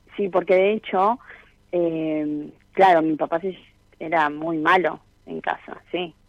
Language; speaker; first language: Spanish; native; Spanish